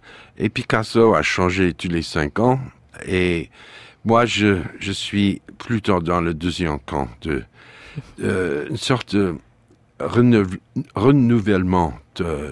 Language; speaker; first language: French; non-native, fluent; English